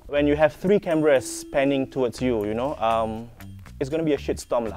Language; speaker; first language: English; non-native, local second language; Malay